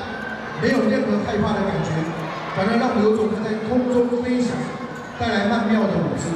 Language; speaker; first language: Chinese; native; Chinese